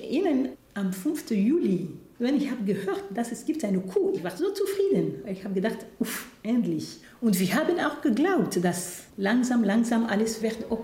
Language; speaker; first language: German; non-native, fluent; Kinyarwanda